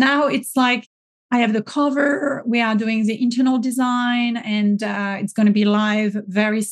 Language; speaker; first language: English; non-native, fluent; French